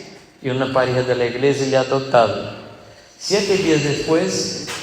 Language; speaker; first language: Spanish; non-native, fluent; Portuguese